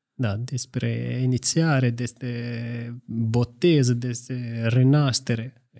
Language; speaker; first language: Romanian; non-native, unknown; Italian